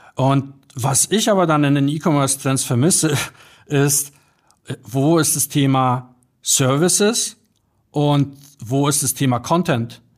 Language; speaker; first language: German; early bilingual, other home language; Polish